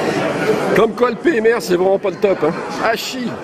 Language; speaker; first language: French; native; French